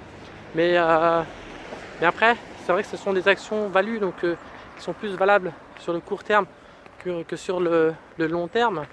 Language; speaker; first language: French; native; French